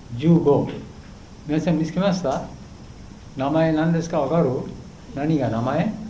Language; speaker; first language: Japanese; non-native, learner; Bangla